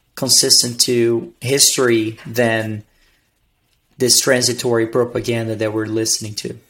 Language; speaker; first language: English; non-native, fluent; Portuguese